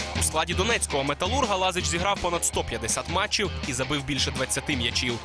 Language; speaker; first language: Ukrainian; native; Ukrainian